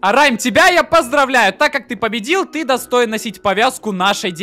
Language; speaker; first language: Russian; native; Russian